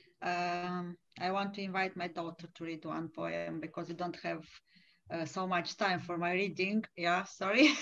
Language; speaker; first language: English; non-native, learner; Romanian